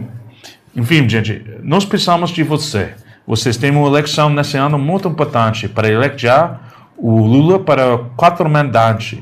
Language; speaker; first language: Portuguese; non-native, learner; English